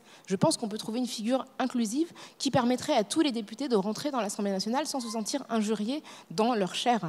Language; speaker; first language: French; native; French